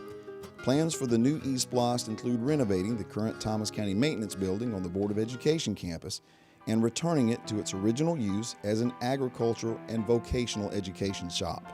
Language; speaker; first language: English; native; English